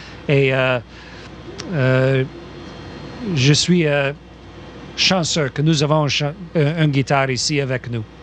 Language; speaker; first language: French; non-native, local second language; English